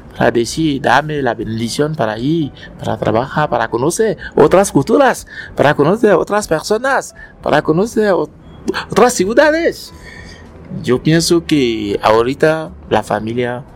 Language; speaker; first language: Spanish; non-native, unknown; French